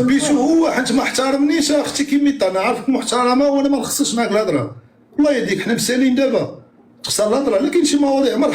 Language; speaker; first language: Arabic; native; Arabic